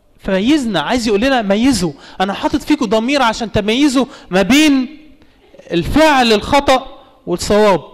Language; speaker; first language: Arabic; native; Arabic